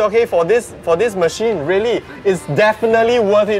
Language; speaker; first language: English; non-native, local second language; Chinese